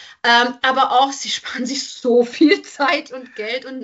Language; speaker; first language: German; native; German